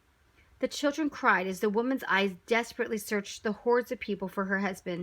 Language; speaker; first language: English; native; English